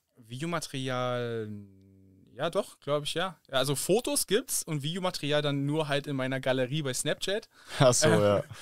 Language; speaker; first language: German; native; German